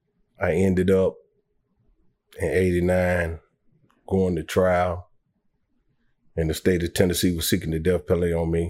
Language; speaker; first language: English; native; English